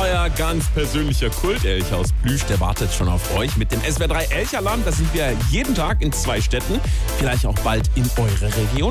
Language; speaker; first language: German; native; German